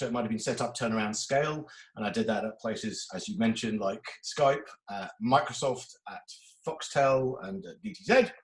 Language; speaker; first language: English; native; English